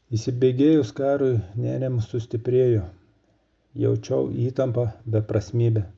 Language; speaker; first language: Lithuanian; non-native, fluent; Russian